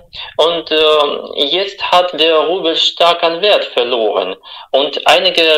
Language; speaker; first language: German; non-native, fluent; Russian